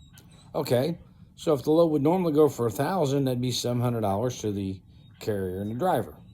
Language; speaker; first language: English; native; English